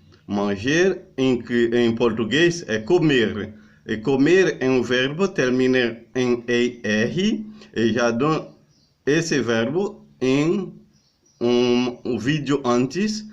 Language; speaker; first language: Portuguese; non-native, learner; Haitian Creole